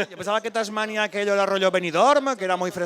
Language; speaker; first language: Spanish; non-native, local second language; Catalan